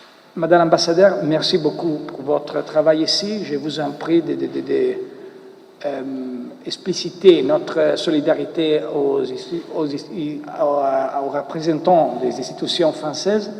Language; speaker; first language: French; non-native, fluent; Italian